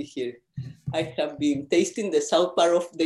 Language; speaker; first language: English; non-native, fluent; Spanish